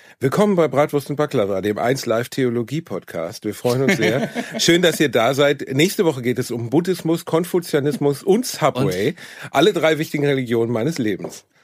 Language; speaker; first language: German; native; German